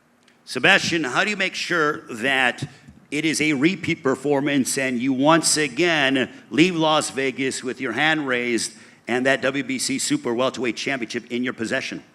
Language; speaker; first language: English; native; English